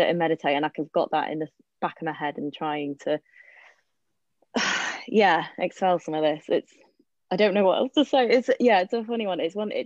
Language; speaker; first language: English; non-native, local second language; Welsh